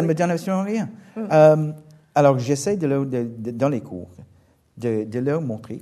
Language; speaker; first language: French; non-native, fluent; English